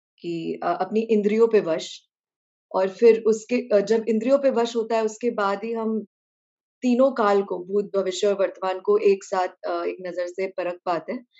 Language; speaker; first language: Hindi; native; Hindi